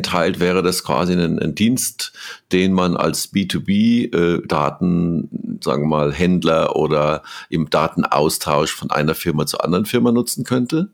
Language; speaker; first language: German; native; German